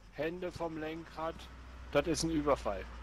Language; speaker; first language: German; native; German